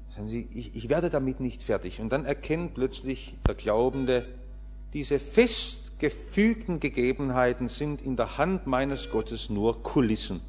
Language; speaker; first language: German; native; German